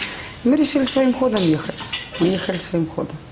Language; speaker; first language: Russian; native; Russian